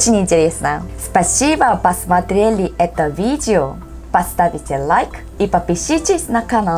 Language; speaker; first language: Russian; non-native, learner; Korean